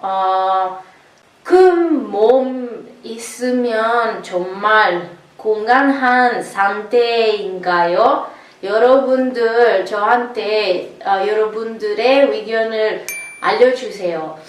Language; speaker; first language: Korean; non-native, learner; Italian